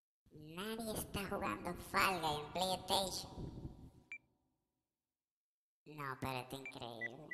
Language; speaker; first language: Spanish; native; Spanish